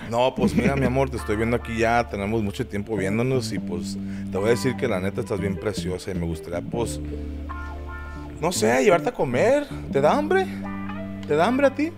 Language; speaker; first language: Spanish; early bilingual, heritage; Spanish